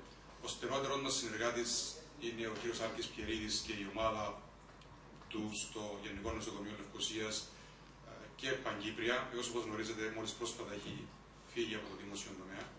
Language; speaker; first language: Greek; native; Greek